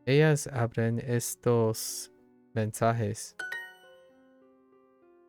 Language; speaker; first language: Spanish; non-native, learner; English